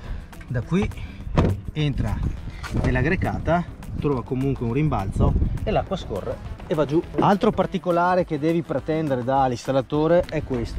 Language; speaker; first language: Italian; native; Italian